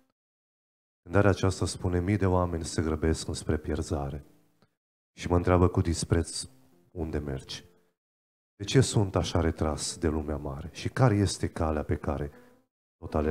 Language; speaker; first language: Romanian; native; Romanian